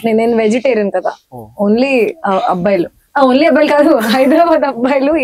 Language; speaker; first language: Telugu; non-native, learner; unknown